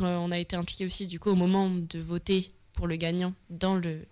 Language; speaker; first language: French; native; French